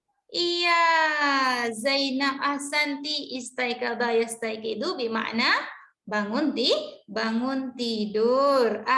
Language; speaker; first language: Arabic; non-native, learner; Indonesian